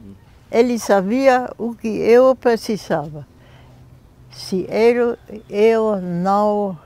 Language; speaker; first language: Portuguese; non-native, fluent; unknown